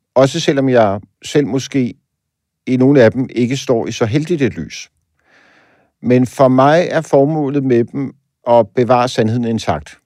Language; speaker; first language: Danish; native; Danish